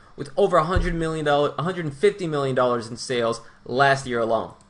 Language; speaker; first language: English; non-native, fluent; Portuguese